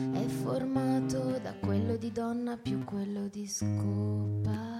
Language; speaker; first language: Italian; native; Italian